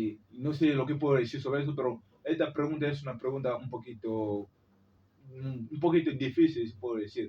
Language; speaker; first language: Spanish; non-native, learner; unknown